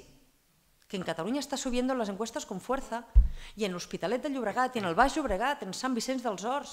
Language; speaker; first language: Spanish; non-native, local second language; Catalan